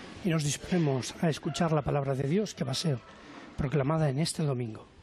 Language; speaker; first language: Spanish; native; Spanish